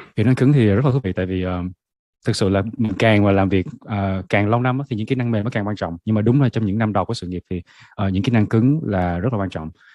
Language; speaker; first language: Vietnamese; native; Vietnamese